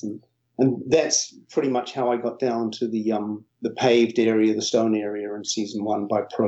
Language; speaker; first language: English; native; English